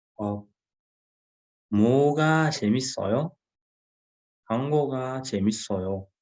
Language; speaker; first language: Korean; non-native, fluent; Uzbek